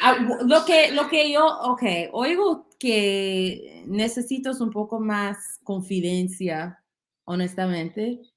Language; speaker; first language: Spanish; non-native, learner; English